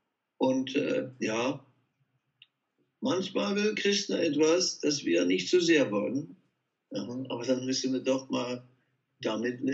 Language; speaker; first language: German; non-native, fluent; Dutch